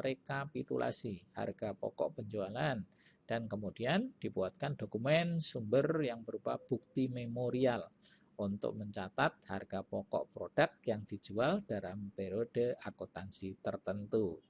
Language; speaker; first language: Indonesian; native; Indonesian